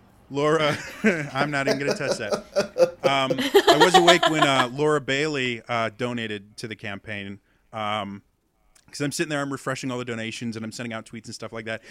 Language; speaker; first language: English; native; English